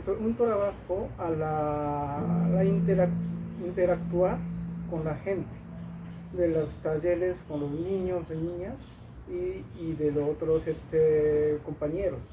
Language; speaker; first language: Spanish; non-native, learner; Japanese